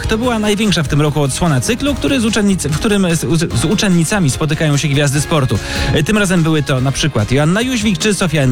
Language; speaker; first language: Polish; native; Polish